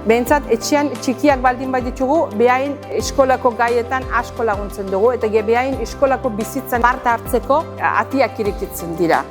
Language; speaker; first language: Basque; non-native, fluent; Azerbaijani